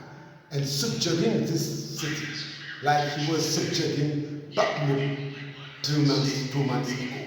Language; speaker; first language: English; non-native, fluent; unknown